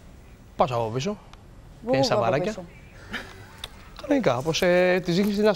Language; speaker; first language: Greek; native; Greek